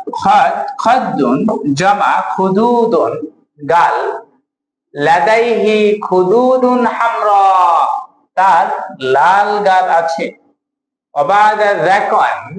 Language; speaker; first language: Bangla; native; Bangla